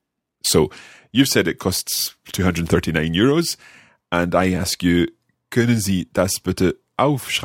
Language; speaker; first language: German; non-native, learner; English